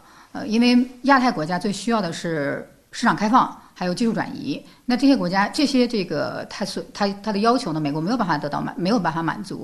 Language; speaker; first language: Chinese; native; Chinese